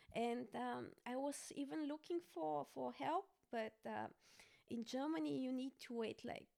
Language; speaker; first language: English; non-native, fluent; Bulgarian